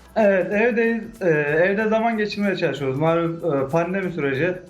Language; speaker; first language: Turkish; native; Turkish